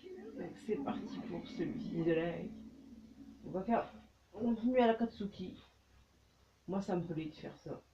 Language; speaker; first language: French; native; French